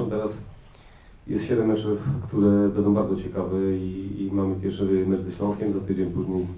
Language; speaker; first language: Polish; native; Polish